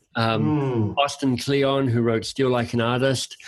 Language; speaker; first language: English; native; English